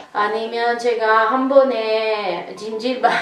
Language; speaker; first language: Korean; non-native, learner; Italian